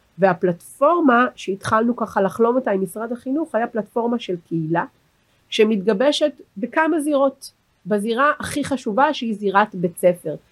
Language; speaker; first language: Hebrew; native; Hebrew